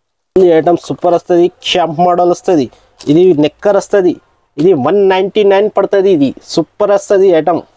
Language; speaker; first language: Telugu; non-native, local second language; Urdu